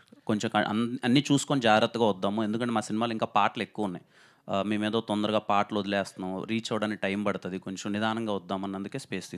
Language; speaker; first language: Telugu; native; Telugu